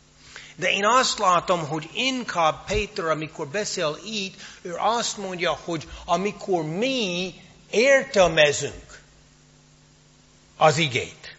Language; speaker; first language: Hungarian; non-native, fluent; English